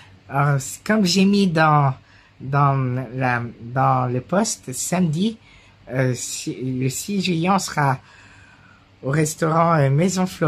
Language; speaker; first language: French; native; French